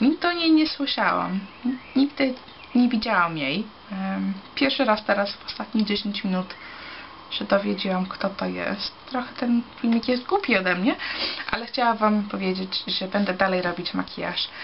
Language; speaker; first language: Polish; early bilingual, heritage; Polish